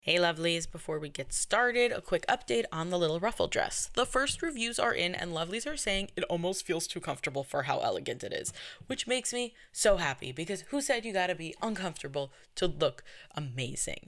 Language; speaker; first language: English; native; English